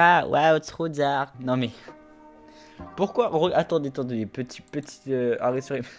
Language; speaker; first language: French; native; French